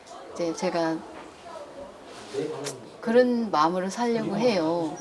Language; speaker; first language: Korean; native; Korean